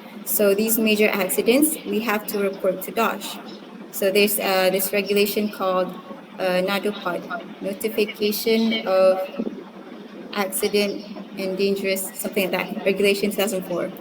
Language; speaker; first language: English; non-native, local second language; Malay